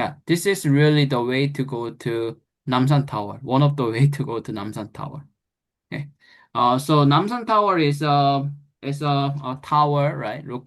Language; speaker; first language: English; non-native, fluent; Korean